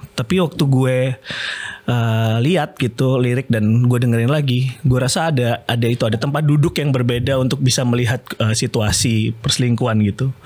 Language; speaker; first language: Indonesian; native; Indonesian